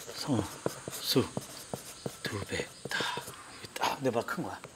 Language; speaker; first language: Korean; native; Korean